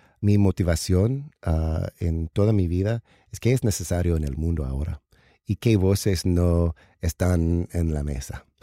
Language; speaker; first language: Spanish; non-native, learner; English